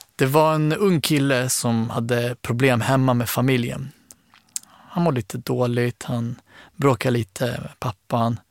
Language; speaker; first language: Swedish; early bilingual, other home language; Arabic